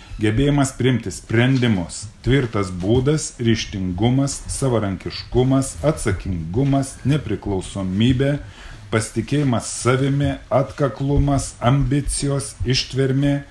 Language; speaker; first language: Lithuanian; native; Lithuanian